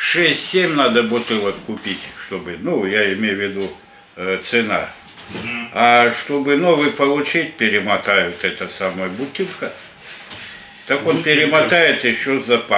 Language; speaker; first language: Russian; native; Russian